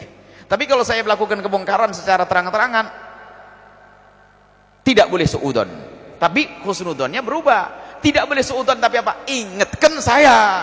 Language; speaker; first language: Indonesian; native; Indonesian